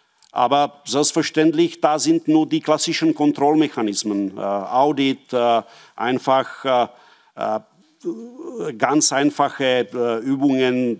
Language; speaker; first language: German; non-native, fluent; Czech